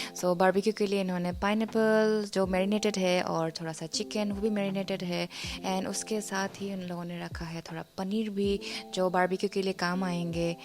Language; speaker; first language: Hindi; non-native, local second language; Bodo